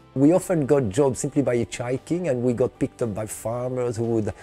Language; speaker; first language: English; non-native, fluent; French